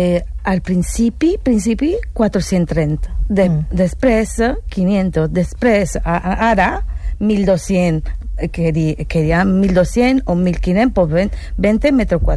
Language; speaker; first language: Catalan; non-native, learner; Italian